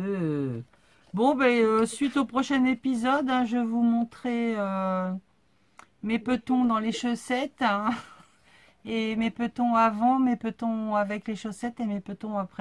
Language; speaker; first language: French; native; French